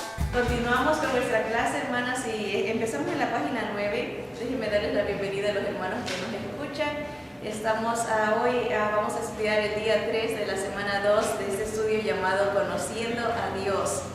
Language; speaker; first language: Spanish; native; Spanish